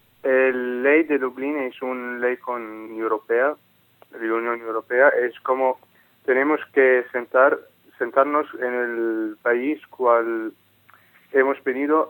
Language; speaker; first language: Spanish; non-native, learner; Arabic